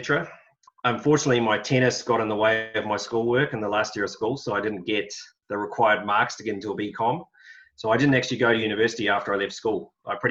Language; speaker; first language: English; native; English